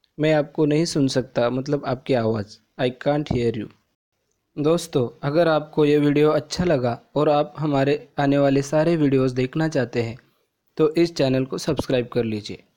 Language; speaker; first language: Hindi; non-native, local second language; Marathi